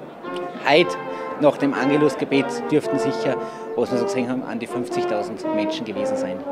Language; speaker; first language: German; native; German